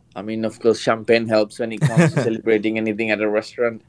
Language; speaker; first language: English; non-native, local second language; Sinhala